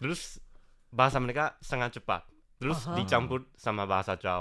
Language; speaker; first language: Indonesian; non-native, fluent; Chinese